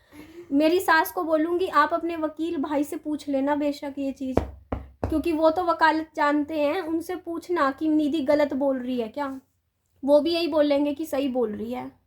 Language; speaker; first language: Hindi; native; Hindi